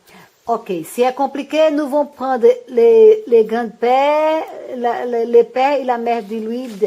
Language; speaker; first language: French; non-native, learner; Portuguese